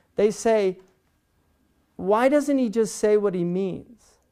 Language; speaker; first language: English; native; English